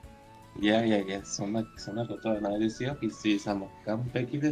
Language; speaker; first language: Japanese; non-native, fluent; Spanish